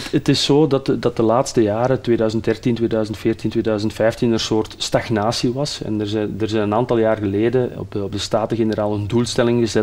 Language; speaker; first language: Dutch; native; Dutch